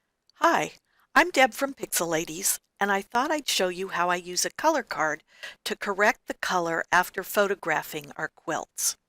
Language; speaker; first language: English; native; English